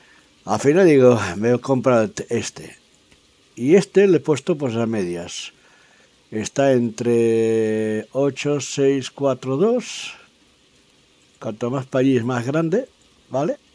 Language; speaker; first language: Spanish; native; Spanish